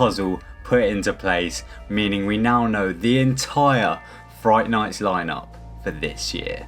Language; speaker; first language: English; native; English